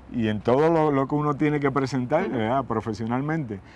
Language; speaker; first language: Spanish; native; Spanish